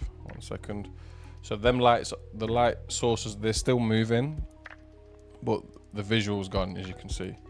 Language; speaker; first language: English; native; English